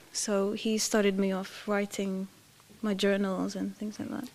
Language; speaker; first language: English; native; English